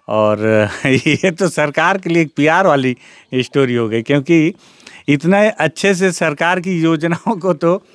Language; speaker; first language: Hindi; native; Hindi